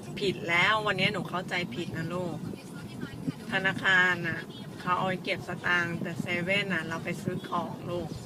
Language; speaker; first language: Thai; native; Thai